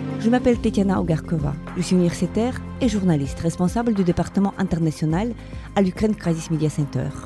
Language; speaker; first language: French; non-native, fluent; Ukrainian